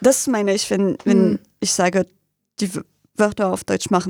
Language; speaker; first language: German; non-native, fluent; French